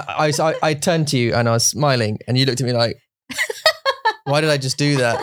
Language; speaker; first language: English; native; English